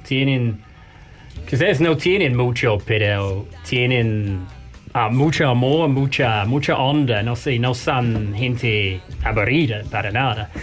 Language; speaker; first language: Spanish; non-native, learner; English